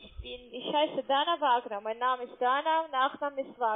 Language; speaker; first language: German; non-native, learner; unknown